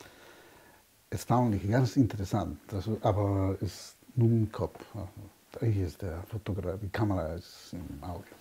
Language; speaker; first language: German; non-native, fluent; Spanish